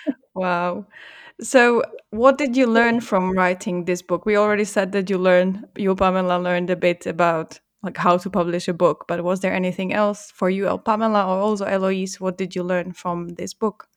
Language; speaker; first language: English; non-native, fluent; Czech